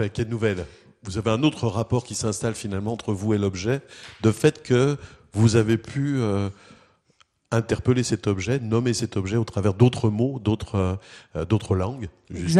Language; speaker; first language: French; native; French